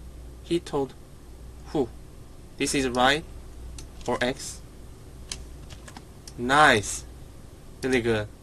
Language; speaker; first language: English; non-native, learner; Korean